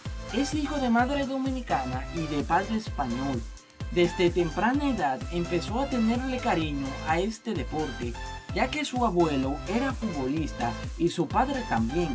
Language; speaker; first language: Spanish; native; Spanish